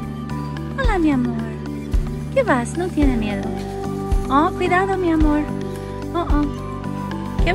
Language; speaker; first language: Spanish; non-native, learner; English